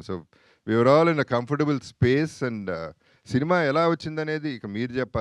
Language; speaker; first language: Telugu; native; Telugu